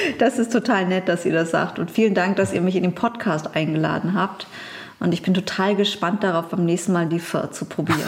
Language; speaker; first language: German; early bilingual, other home language; Vietnamese